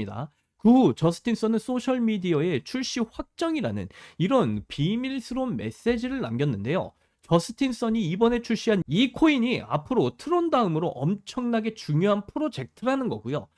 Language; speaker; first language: Korean; native; Korean